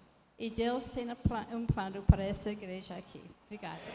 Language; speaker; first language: Portuguese; non-native, fluent; English